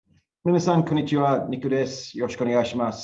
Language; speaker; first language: Japanese; non-native, learner; English